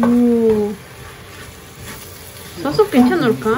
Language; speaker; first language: Korean; non-native, learner; Spanish